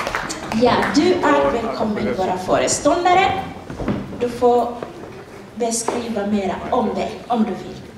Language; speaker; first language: Swedish; non-native, learner; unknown